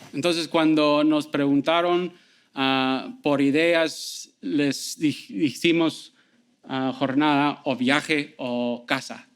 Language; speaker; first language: Spanish; early bilingual, heritage; Spanish